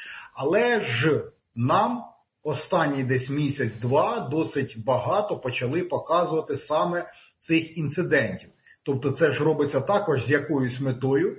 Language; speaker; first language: Ukrainian; native; Ukrainian